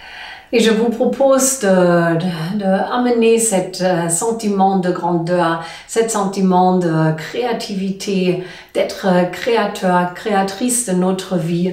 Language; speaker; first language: French; non-native, learner; German